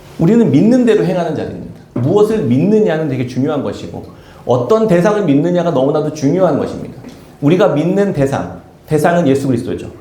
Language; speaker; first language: Korean; native; Korean